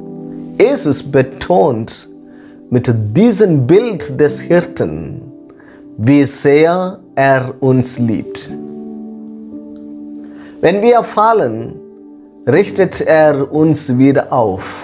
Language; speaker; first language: German; non-native, fluent; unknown